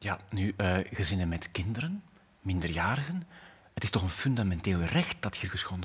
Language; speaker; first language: Dutch; native; Dutch